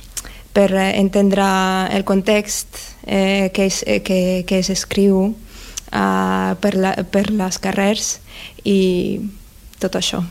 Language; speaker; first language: Catalan; non-native, learner; Russian